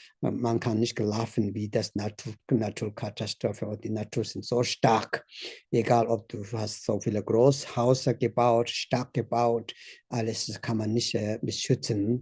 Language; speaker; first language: German; non-native, learner; Tibetan